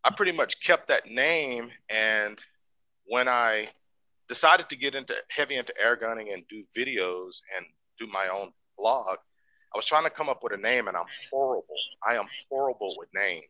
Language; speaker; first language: English; native; English